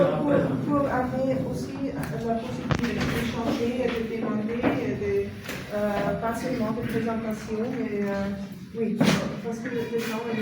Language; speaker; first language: French; non-native, fluent; German